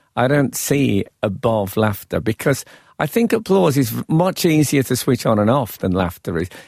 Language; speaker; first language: English; native; English